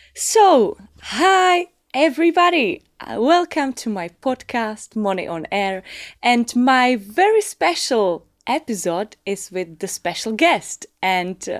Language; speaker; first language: English; non-native, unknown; Czech